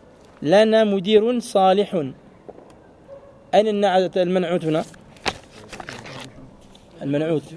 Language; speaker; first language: Arabic; non-native, fluent; French